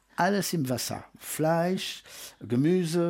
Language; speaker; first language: German; non-native, fluent; French